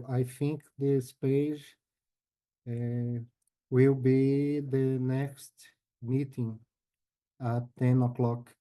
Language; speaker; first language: English; non-native, learner; Portuguese